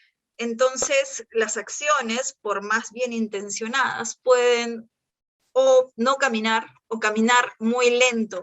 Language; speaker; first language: Spanish; native; Spanish